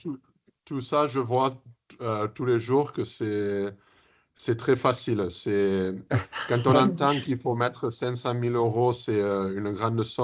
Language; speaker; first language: French; early bilingual, heritage; English